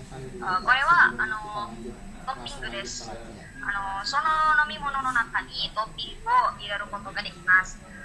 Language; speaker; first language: Japanese; non-native, learner; Indonesian